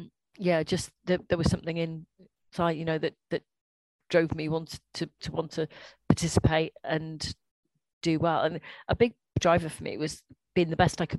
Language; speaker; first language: English; native; English